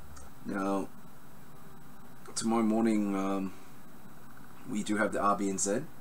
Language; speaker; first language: English; native; English